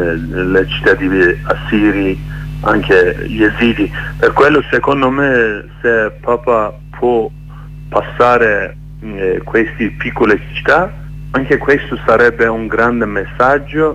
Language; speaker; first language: Italian; non-native, learner; Kurdish